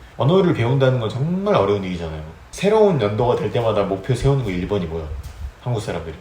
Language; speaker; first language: Korean; native; Korean